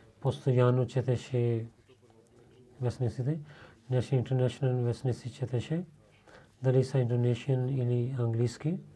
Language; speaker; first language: Bulgarian; non-native, learner; Urdu